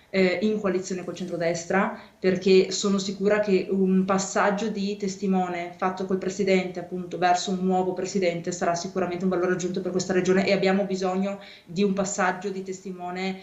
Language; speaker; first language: Italian; native; Italian